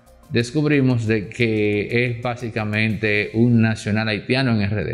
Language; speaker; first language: Spanish; native; Spanish